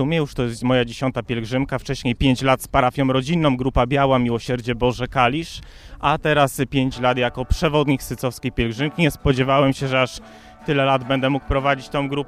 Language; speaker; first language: Polish; native; Polish